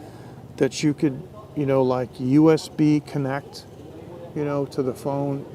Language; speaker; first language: English; native; English